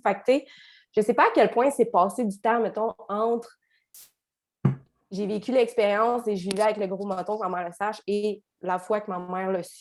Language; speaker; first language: French; native; French